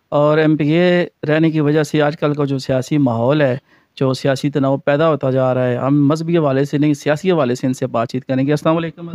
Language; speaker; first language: Urdu; non-native, local second language; Punjabi